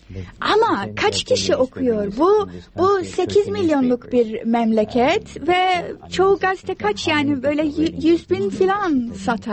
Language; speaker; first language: Turkish; non-native, fluent; English